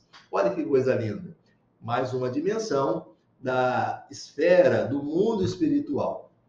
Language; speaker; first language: Portuguese; native; Portuguese